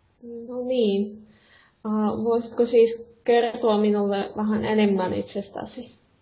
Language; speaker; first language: Finnish; non-native, fluent; Russian